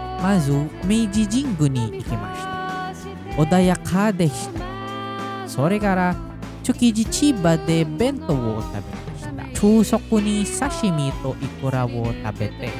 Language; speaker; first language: Japanese; non-native, learner; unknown